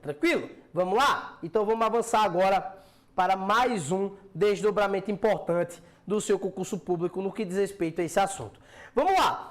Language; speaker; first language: Portuguese; native; Portuguese